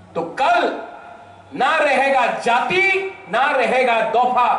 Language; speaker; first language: Hindi; non-native, local second language; Bangla